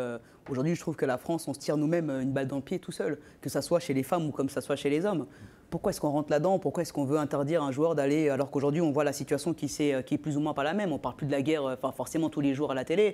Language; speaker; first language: French; native; French